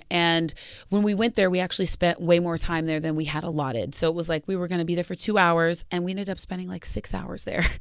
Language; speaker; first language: English; native; English